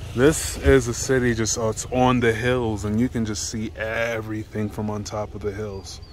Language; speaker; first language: English; native; English